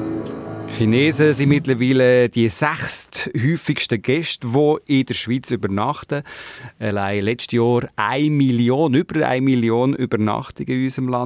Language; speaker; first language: German; native; German